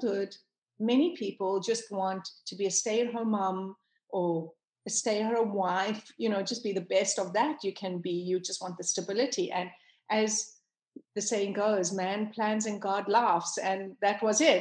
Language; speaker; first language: English; native; English